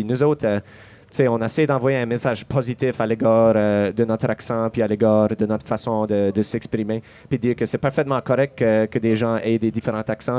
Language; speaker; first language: French; native; French